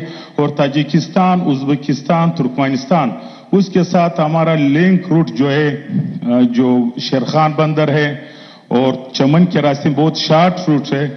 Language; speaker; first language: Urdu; non-native, local second language; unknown